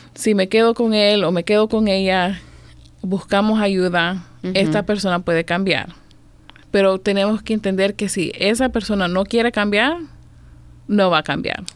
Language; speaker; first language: Spanish; native; Spanish